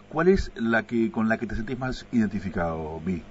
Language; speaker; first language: Spanish; native; Spanish